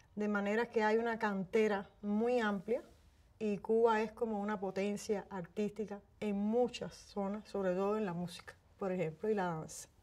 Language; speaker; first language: Spanish; native; Spanish